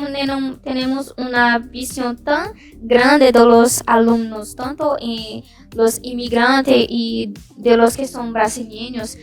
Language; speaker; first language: Spanish; non-native, learner; Portuguese